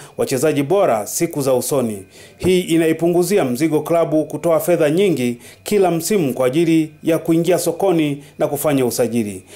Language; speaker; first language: Swahili; native; Swahili